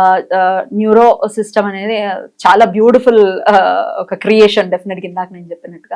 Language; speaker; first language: Telugu; native; Telugu